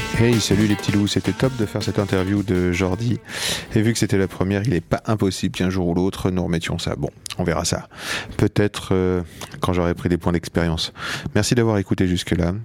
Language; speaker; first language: French; native; French